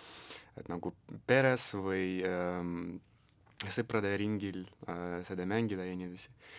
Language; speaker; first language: Estonian; non-native, local second language; Russian